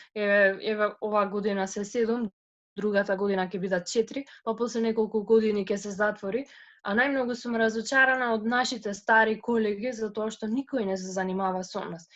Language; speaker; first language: Macedonian; non-native, local second language; Albanian